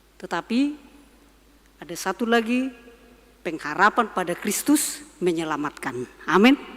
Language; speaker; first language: Indonesian; non-native, local second language; Batak Toba